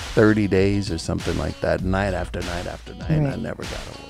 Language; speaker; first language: English; native; English